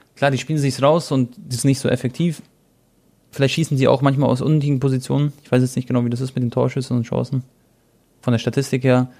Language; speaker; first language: German; early bilingual, other home language; Croatian